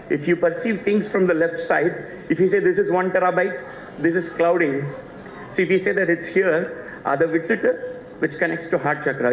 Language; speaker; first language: English; non-native, local second language; Tamil